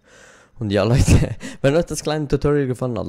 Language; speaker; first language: German; native; German